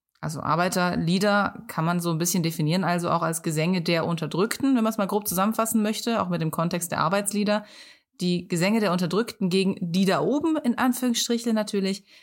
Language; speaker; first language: German; native; German